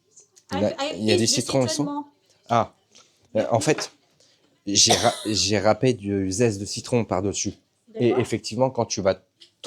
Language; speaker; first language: French; native; French